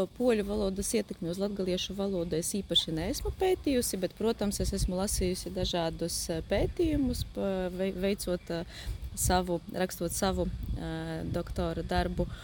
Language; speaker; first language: Latvian; non-native, local second language; Polish